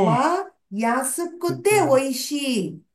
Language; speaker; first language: Japanese; non-native, fluent; Tamil